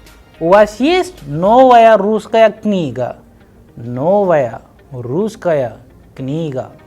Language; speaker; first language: Russian; non-native, fluent; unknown